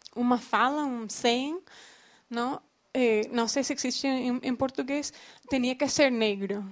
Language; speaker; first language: Portuguese; non-native, fluent; English